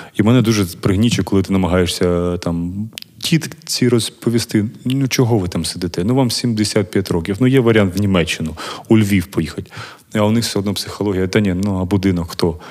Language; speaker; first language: Ukrainian; native; Ukrainian